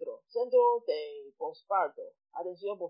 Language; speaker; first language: Spanish; non-native, fluent; Chinese